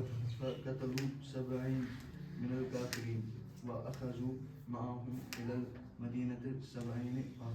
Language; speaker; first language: Arabic; non-native, learner; Urdu